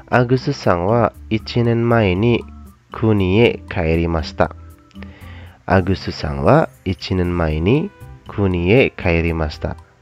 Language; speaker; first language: Japanese; non-native, fluent; Indonesian